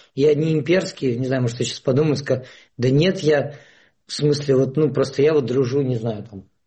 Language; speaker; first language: Russian; native; Russian